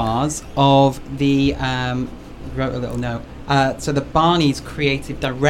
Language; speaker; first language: English; native; English